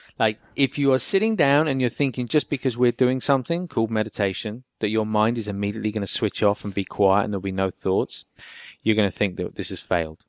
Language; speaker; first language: English; native; English